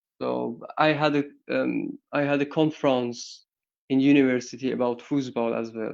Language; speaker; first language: English; non-native, learner; Persian